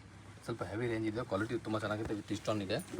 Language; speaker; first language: Kannada; non-native, local second language; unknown